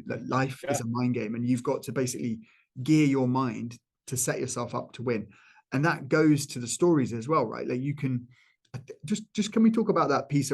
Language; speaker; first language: English; native; English